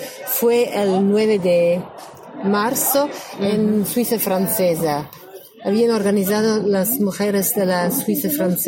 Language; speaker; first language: Spanish; non-native, learner; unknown